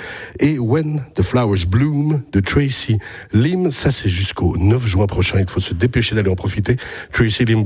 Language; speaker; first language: French; native; French